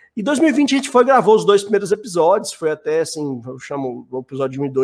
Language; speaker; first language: Portuguese; native; Portuguese